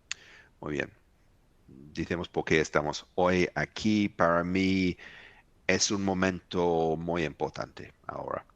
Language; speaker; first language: Spanish; non-native, fluent; English